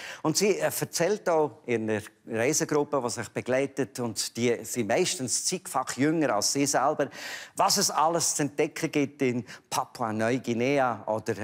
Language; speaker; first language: German; native; German